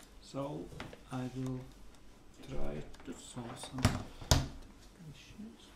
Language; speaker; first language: English; non-native, fluent; Latvian